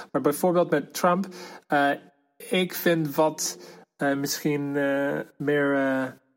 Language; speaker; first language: Dutch; non-native, fluent; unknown